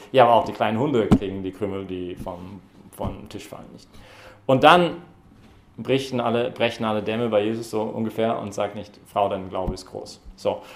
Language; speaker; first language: German; non-native, fluent; English